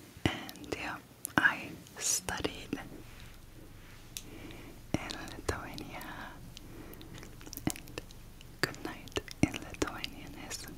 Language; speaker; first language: English; non-native, fluent; Turkish